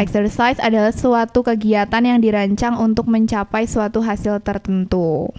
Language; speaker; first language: Indonesian; early bilingual, heritage; Indonesian